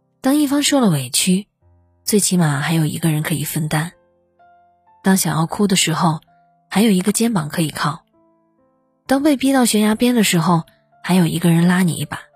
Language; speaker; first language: Chinese; native; Chinese